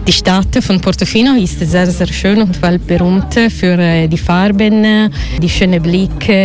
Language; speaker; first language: German; non-native, learner; Italian